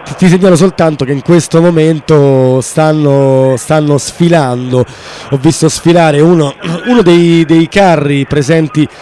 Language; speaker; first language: Italian; native; Italian